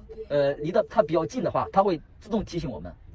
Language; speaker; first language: Chinese; native; Chinese